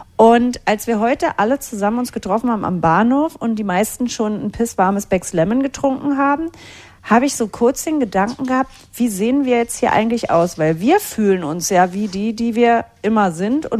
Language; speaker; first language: German; native; German